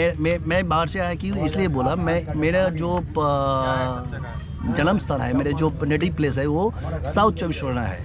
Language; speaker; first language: Hindi; non-native, local second language; Bangla